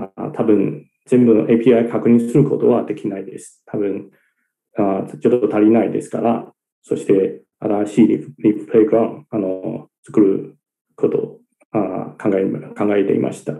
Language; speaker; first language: Japanese; non-native, learner; Chinese